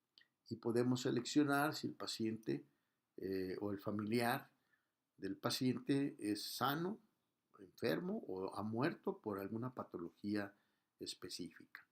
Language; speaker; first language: Spanish; native; Spanish